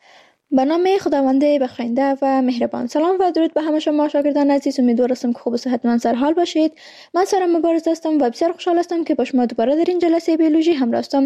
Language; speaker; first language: Persian; native; Persian